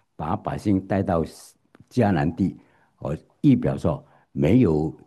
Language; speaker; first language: Chinese; native; Chinese